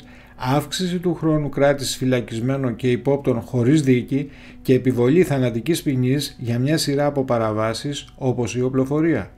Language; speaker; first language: Greek; native; Greek